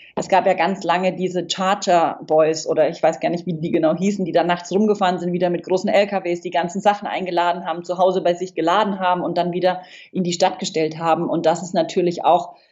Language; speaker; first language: German; non-native, fluent; English